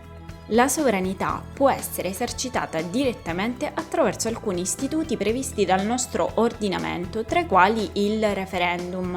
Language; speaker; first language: Italian; native; Italian